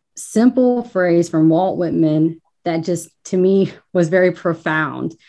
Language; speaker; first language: English; native; English